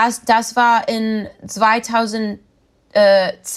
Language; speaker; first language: German; non-native, learner; English